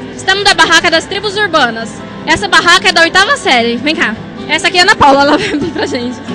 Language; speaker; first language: Portuguese; native; Portuguese